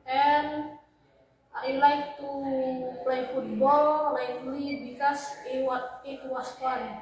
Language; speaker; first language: English; non-native, learner; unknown